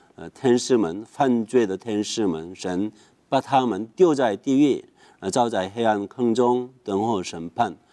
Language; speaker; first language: Chinese; non-native, fluent; Korean